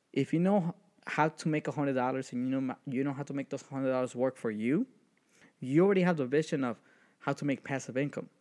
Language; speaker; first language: English; early bilingual, other home language; Spanish